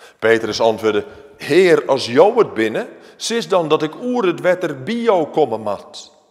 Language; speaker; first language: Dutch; non-native, local second language; Western Frisian